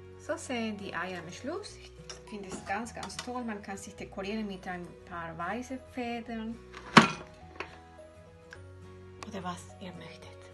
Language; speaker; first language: German; non-native, fluent; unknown